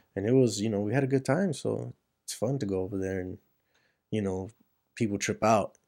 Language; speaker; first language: English; native; English